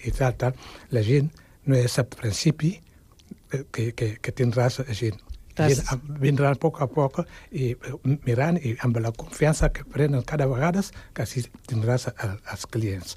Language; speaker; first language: Catalan; non-native, fluent; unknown